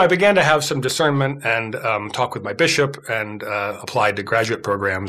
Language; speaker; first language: English; native; English